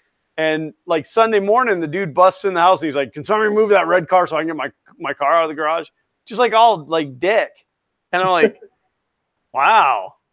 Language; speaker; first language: English; native; English